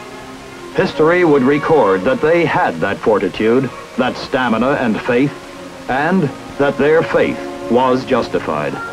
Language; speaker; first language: English; native; English